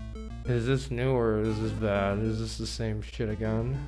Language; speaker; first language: English; native; English